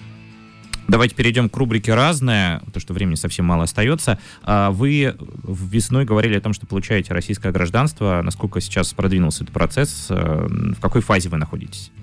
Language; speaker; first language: Russian; native; Russian